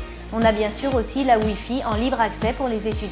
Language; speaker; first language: French; native; French